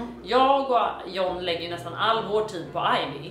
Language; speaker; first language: Swedish; native; Swedish